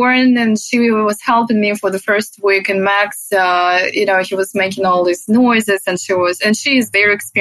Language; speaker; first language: English; non-native, fluent; Russian